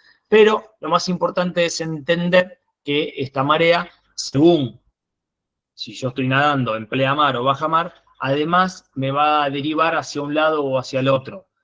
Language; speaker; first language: Spanish; native; Spanish